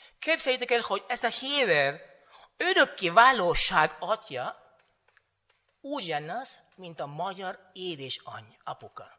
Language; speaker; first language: Hungarian; non-native, learner; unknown